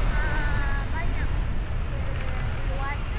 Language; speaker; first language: Indonesian; non-native, learner; Japanese